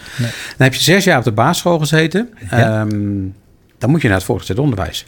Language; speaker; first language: Dutch; native; Dutch